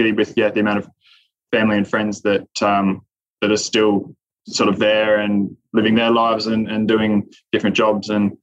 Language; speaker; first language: English; native; English